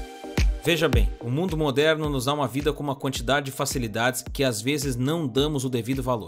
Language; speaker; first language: Portuguese; native; Portuguese